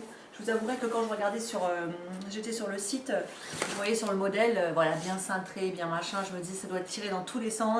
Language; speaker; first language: French; native; French